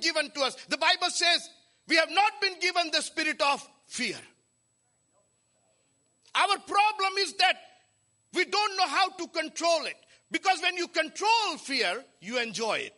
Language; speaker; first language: English; non-native, local second language; Hindi